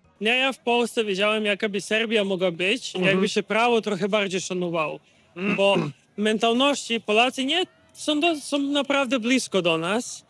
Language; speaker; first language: Polish; non-native, fluent; Serbian